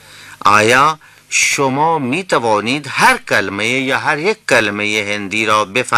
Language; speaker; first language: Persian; non-native, fluent; Urdu